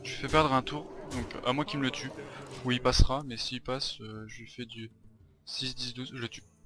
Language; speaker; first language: French; native; French